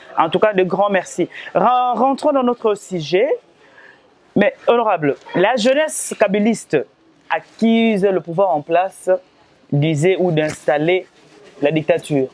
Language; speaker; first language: French; non-native, local second language; Lingala